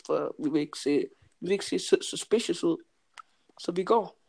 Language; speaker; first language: Danish; early bilingual, other home language; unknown